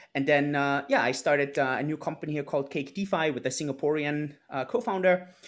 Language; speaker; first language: English; non-native, fluent; German